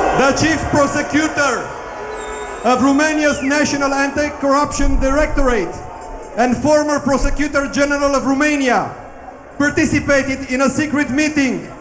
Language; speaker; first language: English; non-native, fluent; Romanian